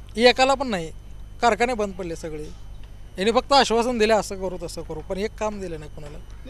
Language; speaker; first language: Marathi; native; Marathi